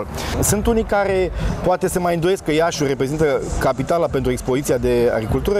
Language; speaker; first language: Romanian; native; Romanian